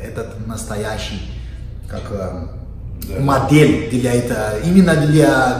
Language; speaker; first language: Russian; non-native, learner; Portuguese